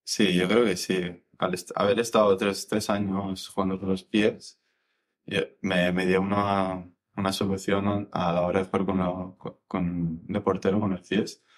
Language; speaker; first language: Spanish; native; Spanish